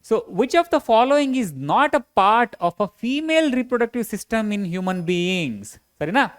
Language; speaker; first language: English; non-native, local second language; Kannada